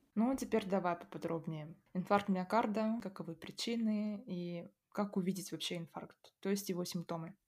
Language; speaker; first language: Russian; native; Russian